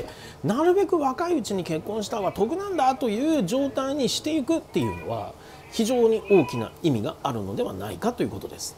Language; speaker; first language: Japanese; native; Japanese